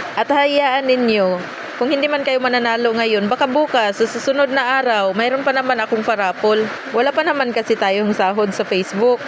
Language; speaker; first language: Filipino; non-native, local second language; Cebuano